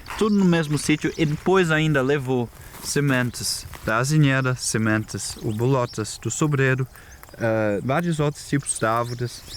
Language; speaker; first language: Portuguese; non-native, fluent; German